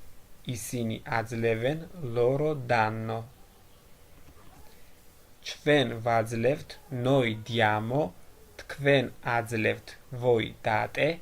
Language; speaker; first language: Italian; non-native, fluent; Georgian